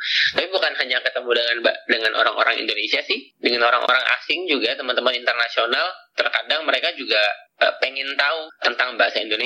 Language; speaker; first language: Indonesian; native; Indonesian